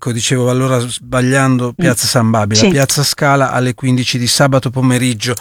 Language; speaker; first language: Italian; native; Italian